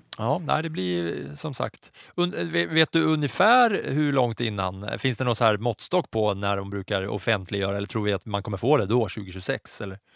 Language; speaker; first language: Swedish; native; Swedish